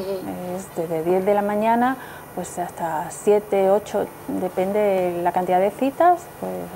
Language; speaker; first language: Spanish; native; Spanish